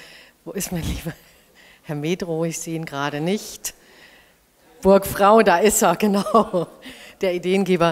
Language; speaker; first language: German; native; German